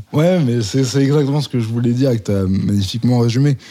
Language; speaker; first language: French; native; French